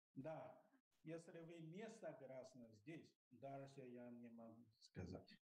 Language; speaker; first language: Russian; non-native, learner; Chinese